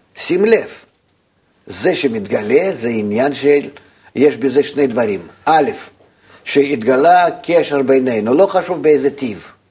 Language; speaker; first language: Hebrew; native; Hebrew